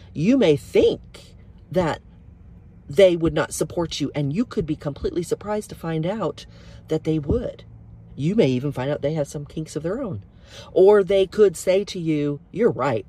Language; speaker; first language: English; native; English